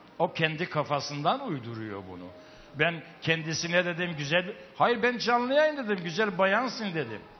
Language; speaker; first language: Turkish; native; Turkish